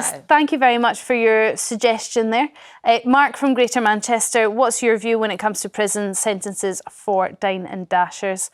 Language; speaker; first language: English; native; English